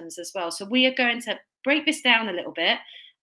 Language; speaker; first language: English; native; English